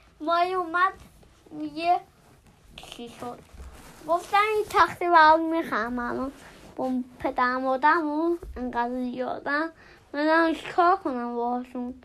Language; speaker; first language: Persian; early bilingual, heritage; Persian